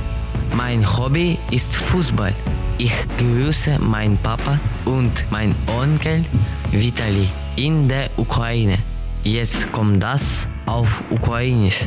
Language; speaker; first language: German; non-native, learner; Ukrainian